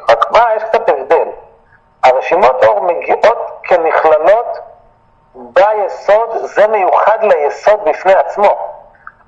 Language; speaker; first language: Hebrew; native; Hebrew